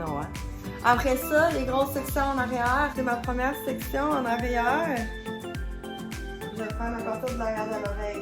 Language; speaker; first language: French; native; French